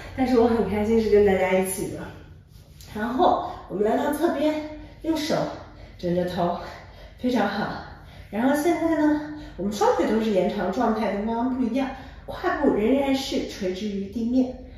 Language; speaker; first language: Chinese; native; Chinese